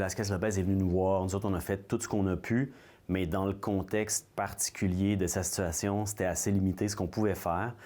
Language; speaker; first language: French; native; French